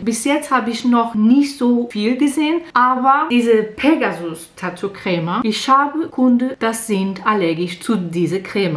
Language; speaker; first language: German; non-native, learner; Portuguese